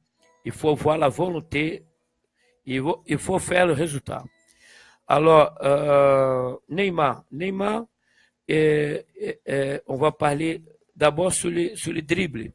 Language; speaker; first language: French; non-native, fluent; Portuguese